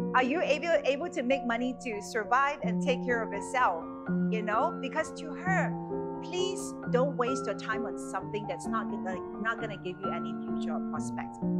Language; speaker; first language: English; non-native, local second language; Chinese